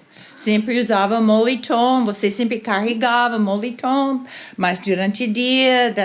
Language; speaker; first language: Portuguese; non-native, fluent; English